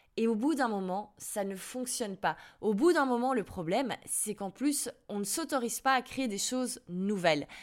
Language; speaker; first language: French; native; French